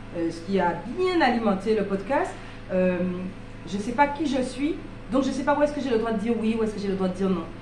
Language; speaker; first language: French; native; French